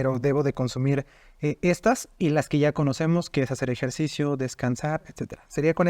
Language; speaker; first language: Spanish; native; Spanish